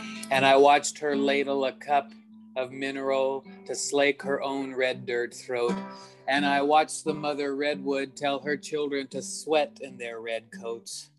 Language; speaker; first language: English; native; English